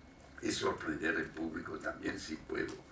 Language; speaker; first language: Spanish; non-native, fluent; French